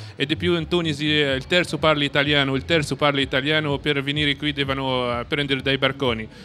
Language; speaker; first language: Italian; non-native, fluent; Arabic